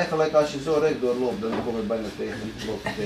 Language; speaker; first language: Dutch; non-native, fluent; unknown